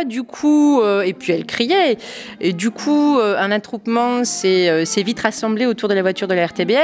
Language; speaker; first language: French; native; French